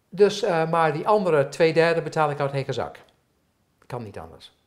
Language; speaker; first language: Dutch; non-native, fluent; English